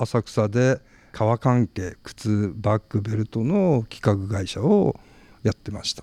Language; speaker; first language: Japanese; native; Japanese